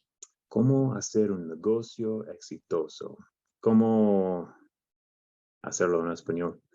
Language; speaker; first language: Spanish; non-native, learner; English